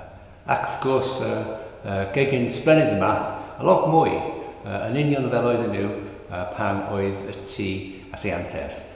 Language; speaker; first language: Welsh; non-native, learner; English